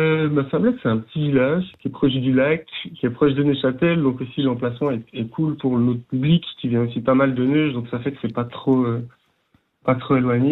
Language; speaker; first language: French; native; French